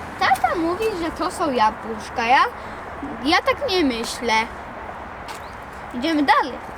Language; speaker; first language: Polish; early bilingual, other home language; Russian